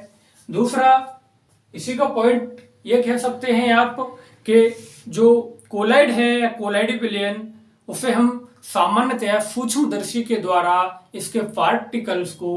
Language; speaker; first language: Hindi; native; Hindi